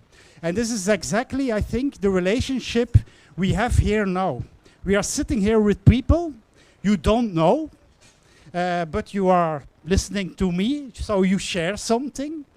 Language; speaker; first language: English; non-native, fluent; Dutch